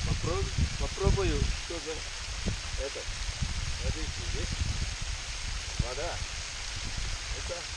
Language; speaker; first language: Russian; non-native, local second language; Uzbek